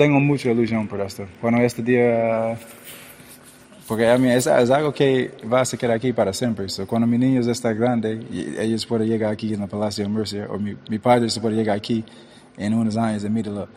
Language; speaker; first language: Spanish; early bilingual, heritage; English